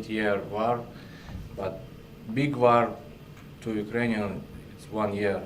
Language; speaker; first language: English; non-native, learner; Russian